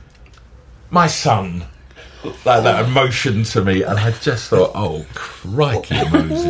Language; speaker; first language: English; native; English